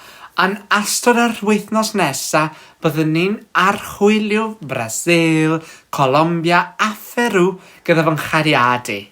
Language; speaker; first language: Welsh; non-native, learner; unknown